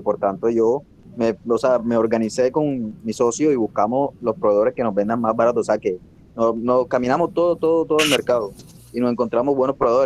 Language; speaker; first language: Spanish; native; Spanish